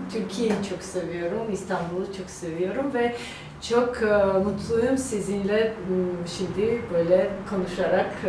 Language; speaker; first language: Turkish; non-native, learner; Georgian